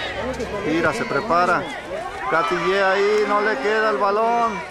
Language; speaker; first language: Spanish; native; Spanish